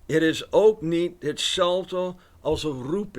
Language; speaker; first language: Dutch; non-native, fluent; English